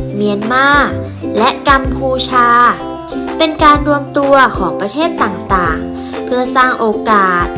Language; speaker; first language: Thai; native; Thai